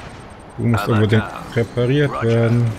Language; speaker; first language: German; native; German